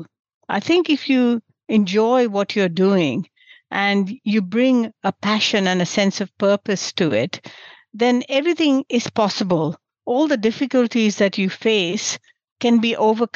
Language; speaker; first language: English; non-native, local second language; Gujarati